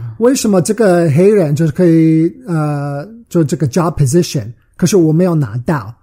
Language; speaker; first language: Chinese; early bilingual, heritage; Chinese